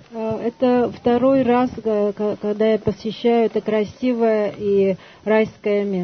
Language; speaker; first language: Russian; non-native, fluent; Armenian